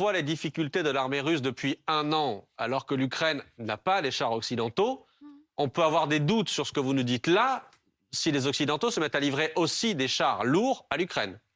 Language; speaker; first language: French; native; French